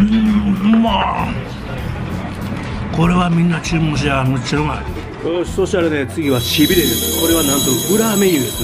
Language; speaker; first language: Japanese; native; Japanese